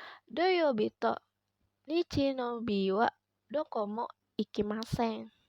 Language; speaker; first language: Japanese; non-native, learner; Indonesian